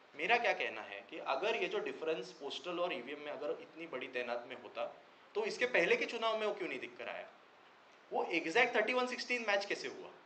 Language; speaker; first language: Hindi; non-native, local second language; Marathi